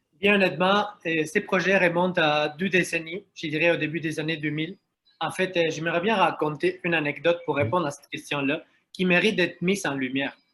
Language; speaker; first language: French; non-native, fluent; Spanish